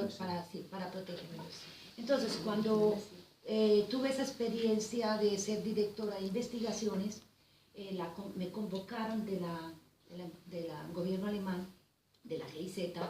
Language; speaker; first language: Spanish; native; Spanish